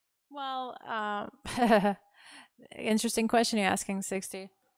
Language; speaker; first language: English; non-native, fluent; Russian